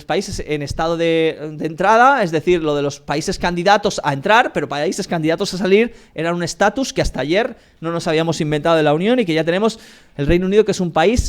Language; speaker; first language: Spanish; native; Spanish